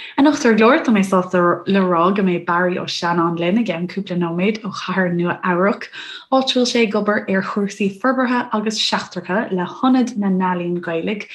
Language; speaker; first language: Irish; native; Irish